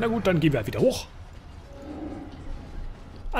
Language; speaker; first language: German; native; German